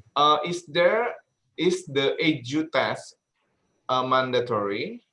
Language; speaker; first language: English; non-native, learner; Indonesian